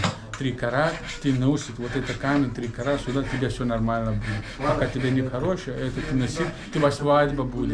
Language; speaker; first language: Russian; non-native, learner; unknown